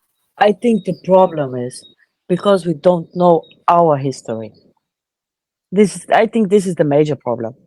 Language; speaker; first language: English; non-native, fluent; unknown